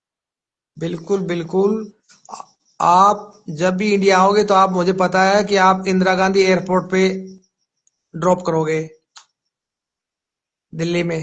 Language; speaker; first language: Hindi; native; Hindi